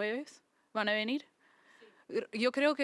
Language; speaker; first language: Spanish; early bilingual, heritage; English